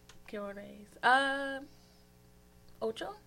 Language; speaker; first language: Spanish; non-native, learner; English